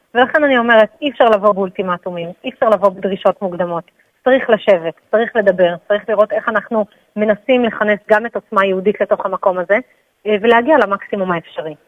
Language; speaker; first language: Hebrew; native; Hebrew